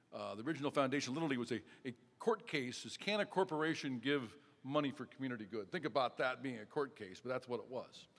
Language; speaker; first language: English; native; English